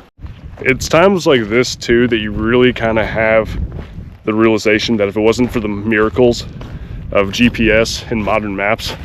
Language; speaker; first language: English; native; English